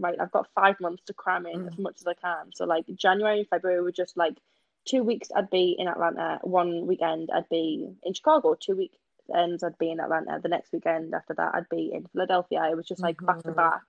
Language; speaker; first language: English; native; English